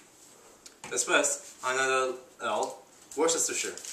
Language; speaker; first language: Spanish; non-native, learner; English